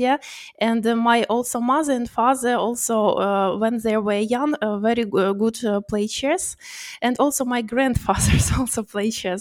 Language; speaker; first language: English; non-native, learner; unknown